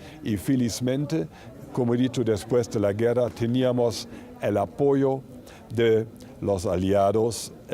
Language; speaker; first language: Spanish; non-native, fluent; German